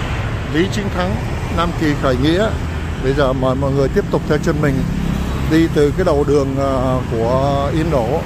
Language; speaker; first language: Vietnamese; native; Vietnamese